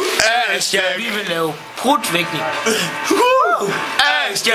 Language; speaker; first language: Danish; native; Danish